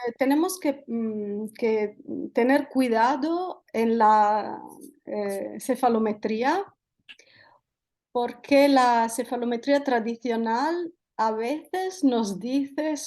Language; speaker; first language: Spanish; non-native, fluent; Italian